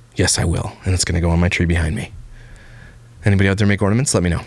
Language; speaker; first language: English; native; English